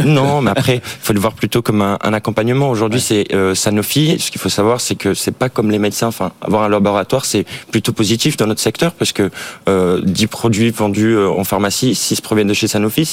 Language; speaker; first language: French; native; French